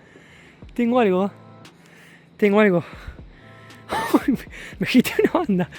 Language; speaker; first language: Spanish; native; Spanish